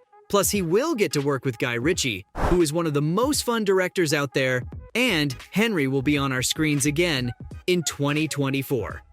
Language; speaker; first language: English; native; English